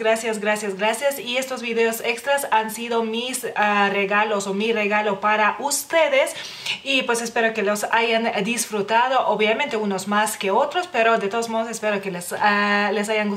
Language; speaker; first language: Spanish; non-native, fluent; Lithuanian